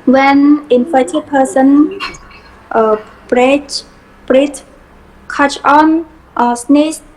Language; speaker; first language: English; non-native, learner; Khmer